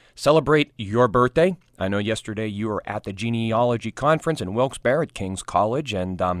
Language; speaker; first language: English; native; English